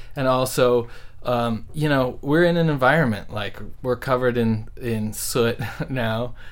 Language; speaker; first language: English; native; English